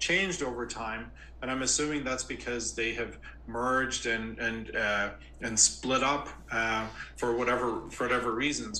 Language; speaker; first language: English; native; English